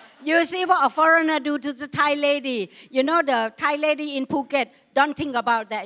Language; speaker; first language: English; non-native, fluent; Thai